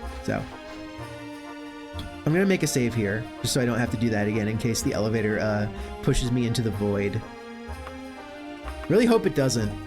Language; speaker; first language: English; native; English